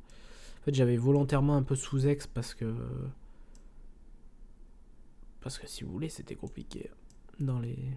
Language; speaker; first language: French; native; French